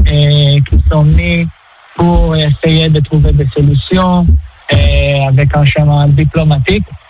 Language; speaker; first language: French; non-native, fluent; Hebrew